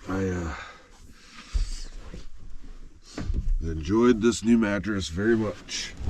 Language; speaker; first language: English; native; English